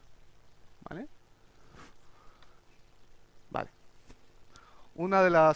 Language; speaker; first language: Spanish; native; Spanish